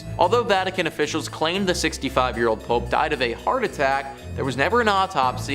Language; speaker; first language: English; native; English